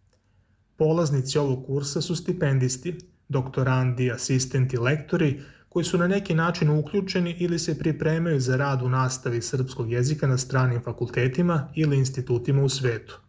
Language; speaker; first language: Serbian; native; Serbian